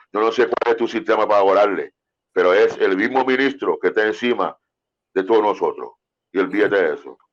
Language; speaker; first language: Spanish; non-native, fluent; English